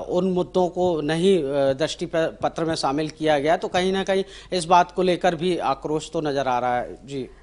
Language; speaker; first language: Hindi; native; Hindi